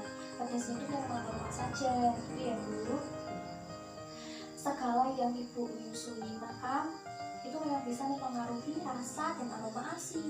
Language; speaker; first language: Indonesian; native; Indonesian